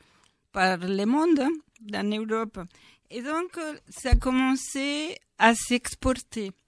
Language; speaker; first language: French; non-native, fluent; Spanish